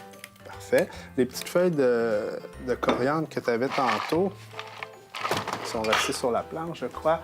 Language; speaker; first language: French; native; French